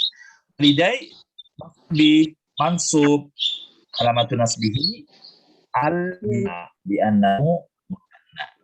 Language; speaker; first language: Arabic; non-native, fluent; Indonesian